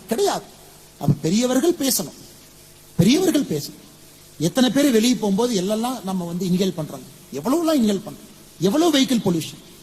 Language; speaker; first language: Tamil; native; Tamil